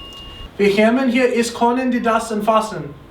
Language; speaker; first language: German; non-native, learner; English